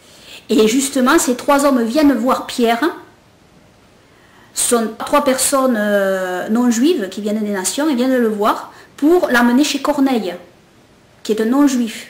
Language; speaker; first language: French; native; French